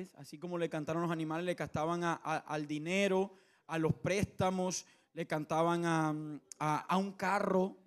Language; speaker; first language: Spanish; native; Spanish